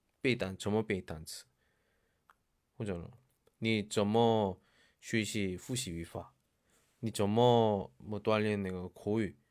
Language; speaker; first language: Chinese; non-native, learner; Korean